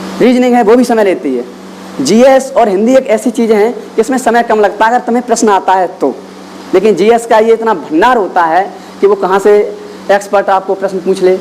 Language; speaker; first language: Hindi; native; Hindi